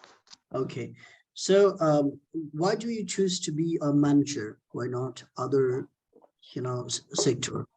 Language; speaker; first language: English; non-native, local second language; Bangla